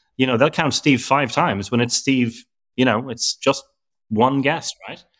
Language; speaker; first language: English; native; English